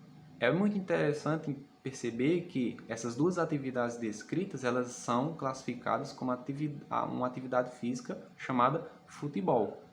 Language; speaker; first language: Portuguese; native; Portuguese